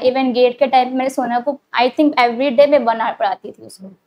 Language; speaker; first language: Hindi; native; Hindi